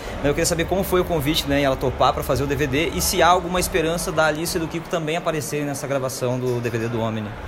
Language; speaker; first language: Portuguese; native; Portuguese